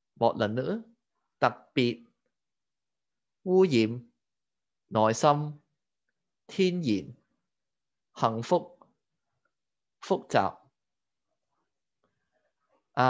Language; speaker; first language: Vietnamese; non-native, fluent; Cantonese